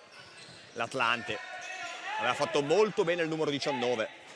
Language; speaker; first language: Italian; native; Italian